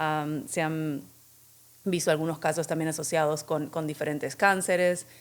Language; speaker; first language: Spanish; native; Spanish